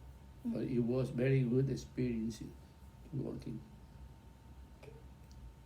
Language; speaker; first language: English; non-native, learner; Spanish